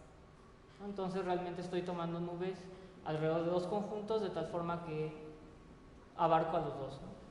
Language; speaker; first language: Spanish; native; Spanish